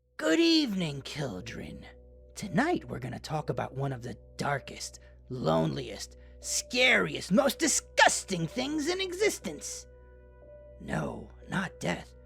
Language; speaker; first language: English; native; English